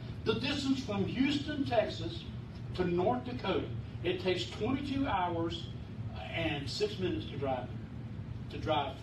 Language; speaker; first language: English; native; English